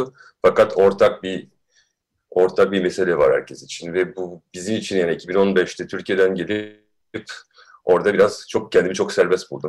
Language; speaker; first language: Turkish; early bilingual, heritage; Turkish